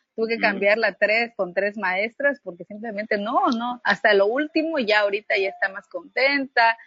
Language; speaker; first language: Spanish; native; Spanish